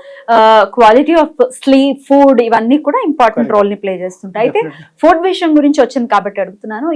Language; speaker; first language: Telugu; native; Telugu